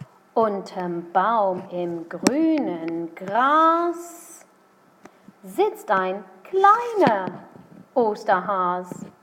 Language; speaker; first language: German; non-native, fluent; English